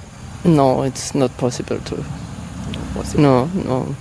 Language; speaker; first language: English; non-native, learner; German